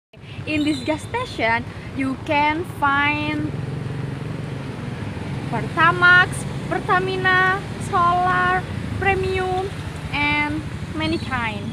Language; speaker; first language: English; non-native, learner; Indonesian